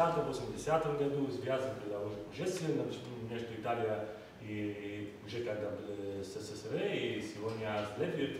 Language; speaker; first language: Russian; non-native, learner; Italian